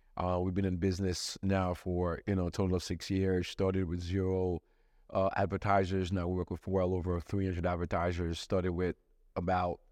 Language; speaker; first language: English; non-native, fluent; Haitian Creole